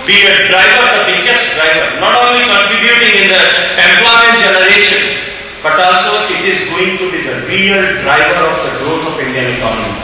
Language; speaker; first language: English; non-native, local second language; Hindi